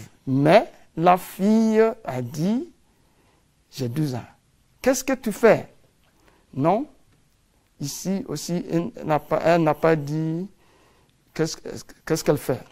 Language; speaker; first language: French; non-native, fluent; English